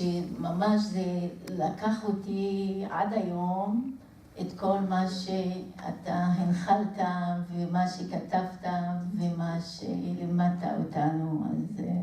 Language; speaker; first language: Hebrew; non-native, local second language; Arabic